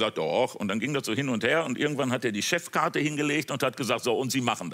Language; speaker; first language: German; native; German